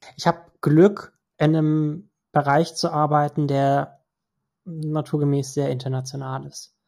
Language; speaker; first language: German; early bilingual, other home language; Turkish